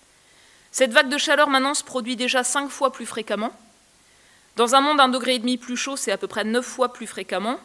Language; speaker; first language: French; native; French